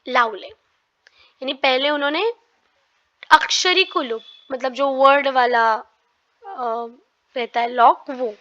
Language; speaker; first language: Hindi; non-native, local second language; Marathi